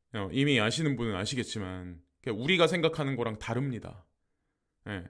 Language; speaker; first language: Korean; native; Korean